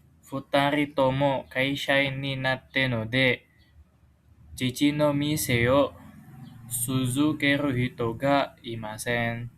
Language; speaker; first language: Japanese; non-native, learner; Indonesian